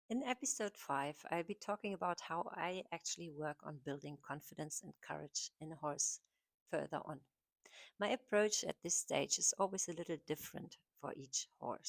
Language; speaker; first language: English; non-native, fluent; German